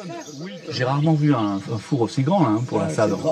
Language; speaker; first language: French; native; French